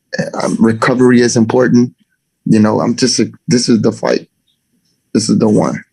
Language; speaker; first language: English; native; English